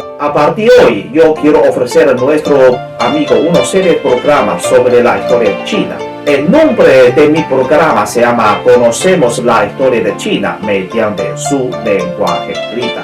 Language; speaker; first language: Spanish; non-native, learner; Chinese